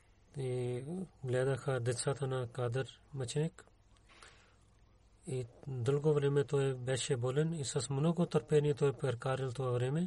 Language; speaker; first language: Bulgarian; non-native, learner; Urdu